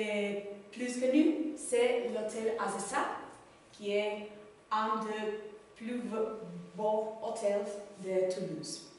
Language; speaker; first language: French; non-native, learner; Spanish